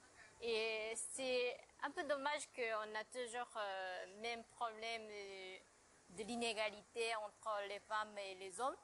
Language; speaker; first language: French; non-native, fluent; Japanese